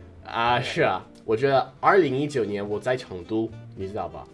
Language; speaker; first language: Chinese; non-native, fluent; English